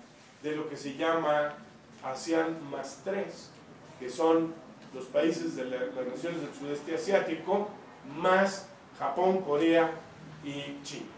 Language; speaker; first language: Spanish; native; Spanish